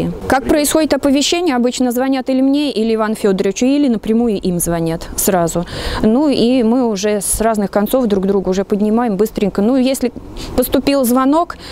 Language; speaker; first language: Russian; native; Russian